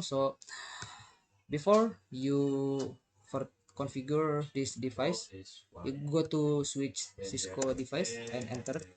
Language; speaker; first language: English; non-native, learner; Indonesian